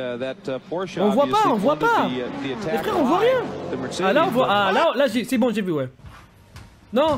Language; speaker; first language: French; native; French